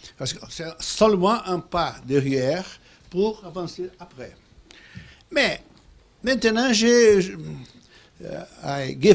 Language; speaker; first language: French; non-native, fluent; Portuguese